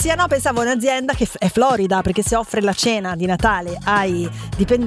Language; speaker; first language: Italian; native; Italian